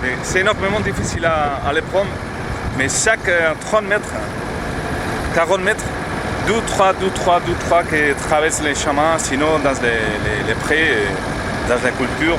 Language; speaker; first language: French; non-native, fluent; Spanish